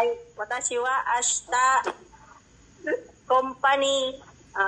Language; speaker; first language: Japanese; non-native, learner; Filipino